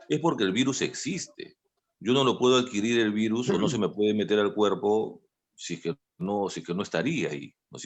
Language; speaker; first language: Spanish; native; Spanish